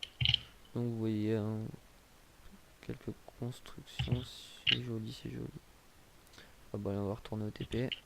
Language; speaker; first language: French; native; French